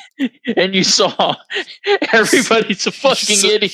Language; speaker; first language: English; native; English